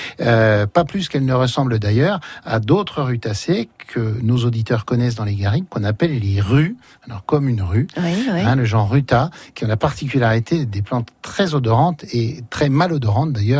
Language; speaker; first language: French; native; French